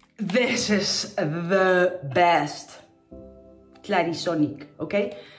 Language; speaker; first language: English; non-native, fluent; Spanish